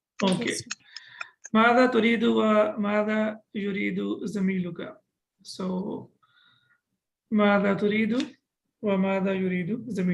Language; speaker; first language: Arabic; non-native, fluent; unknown